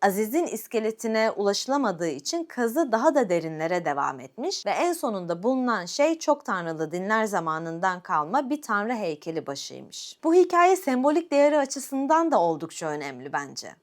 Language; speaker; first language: Turkish; native; Turkish